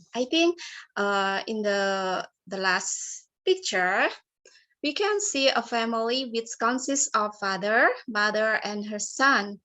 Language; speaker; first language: English; non-native, learner; Indonesian